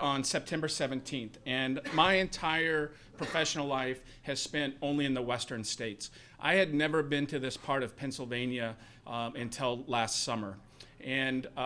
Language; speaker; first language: English; native; English